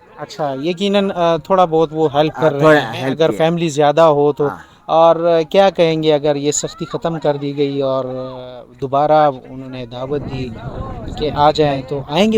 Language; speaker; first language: Urdu; native; Urdu